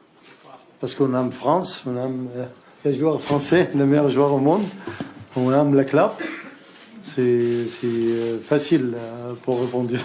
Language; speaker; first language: French; non-native, learner; Arabic